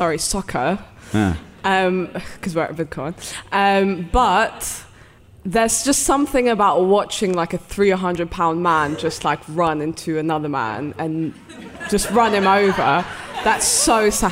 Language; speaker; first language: English; early bilingual, other home language; Arabic